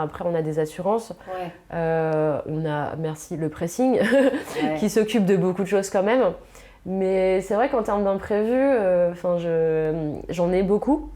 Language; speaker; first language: French; native; French